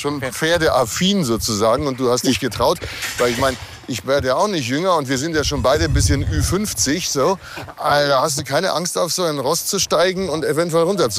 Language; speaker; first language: German; native; German